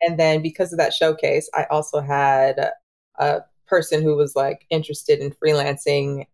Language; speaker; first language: English; native; English